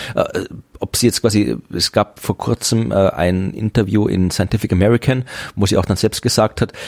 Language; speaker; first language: German; native; German